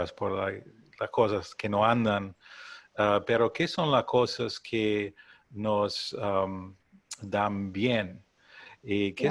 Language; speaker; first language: Spanish; non-native, learner; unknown